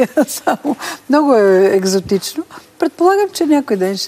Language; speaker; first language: Bulgarian; native; Bulgarian